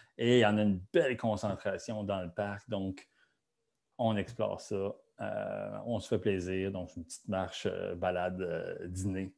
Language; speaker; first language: French; native; French